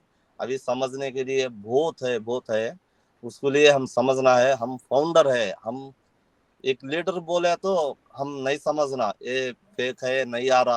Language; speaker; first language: Hindi; non-native, local second language; Telugu